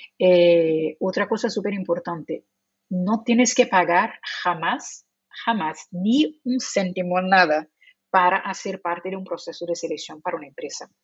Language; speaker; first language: Spanish; non-native, fluent; Portuguese